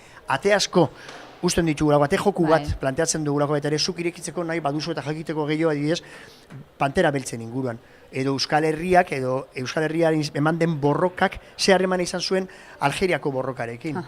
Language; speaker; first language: Basque; native; Basque